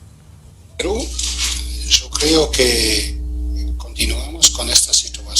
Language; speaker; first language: Spanish; non-native, fluent; German